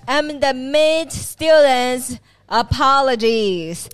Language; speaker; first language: English; non-native, fluent; Chinese